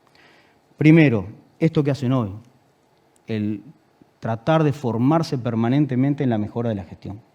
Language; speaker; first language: Spanish; native; Spanish